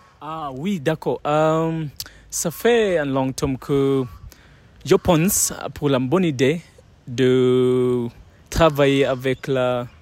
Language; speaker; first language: French; non-native, learner; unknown